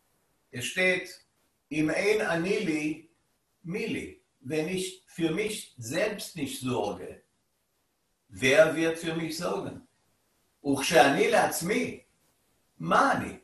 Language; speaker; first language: German; non-native, fluent; Hebrew